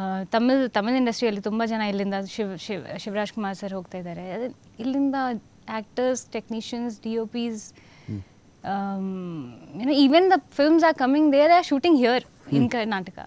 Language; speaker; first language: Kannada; non-native, fluent; Hindi